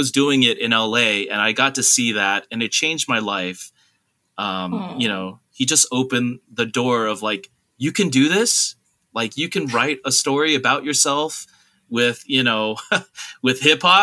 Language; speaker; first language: English; native; English